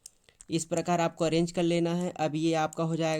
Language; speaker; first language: Hindi; native; Hindi